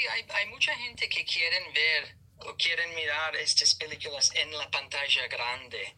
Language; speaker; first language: Spanish; non-native, learner; English